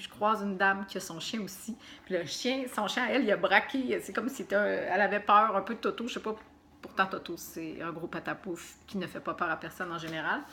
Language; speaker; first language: French; native; French